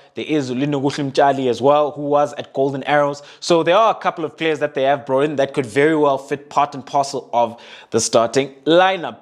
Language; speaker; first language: English; non-native, local second language; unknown